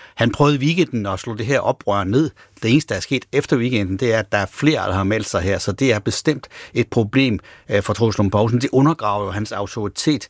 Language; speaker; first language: Danish; native; Danish